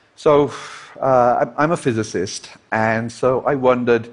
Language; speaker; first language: English; native; English